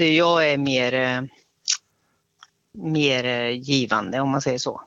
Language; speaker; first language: Swedish; native; Swedish